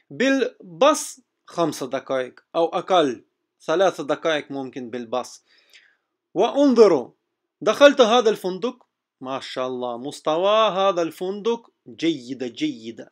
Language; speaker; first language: Arabic; non-native, fluent; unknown